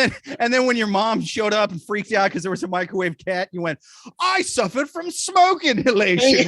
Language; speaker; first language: English; native; English